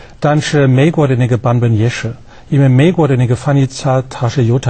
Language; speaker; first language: Chinese; non-native, fluent; German